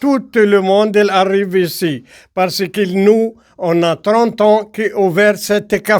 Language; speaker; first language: French; non-native, learner; Arabic